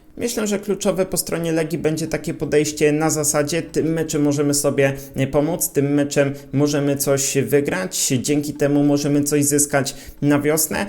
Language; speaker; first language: Polish; native; Polish